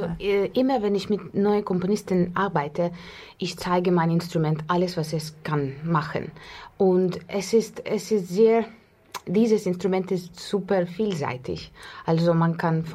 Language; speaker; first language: German; non-native, learner; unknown